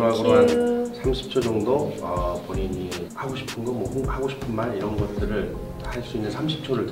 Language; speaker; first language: Korean; native; Korean